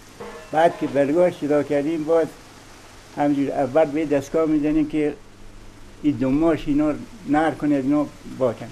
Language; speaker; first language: Persian; native; Persian